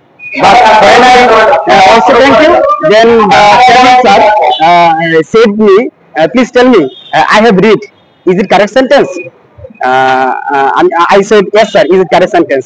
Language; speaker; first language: English; non-native, learner; Bangla